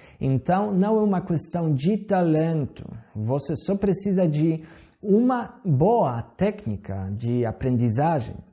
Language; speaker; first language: Portuguese; non-native, fluent; Polish